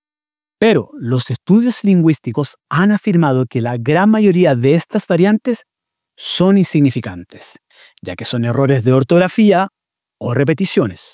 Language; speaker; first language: Spanish; native; Spanish